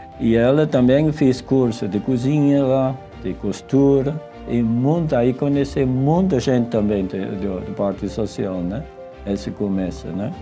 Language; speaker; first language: Portuguese; non-native, fluent; Swiss German